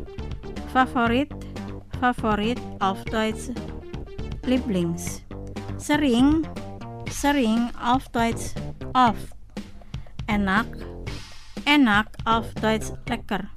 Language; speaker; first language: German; non-native, fluent; Indonesian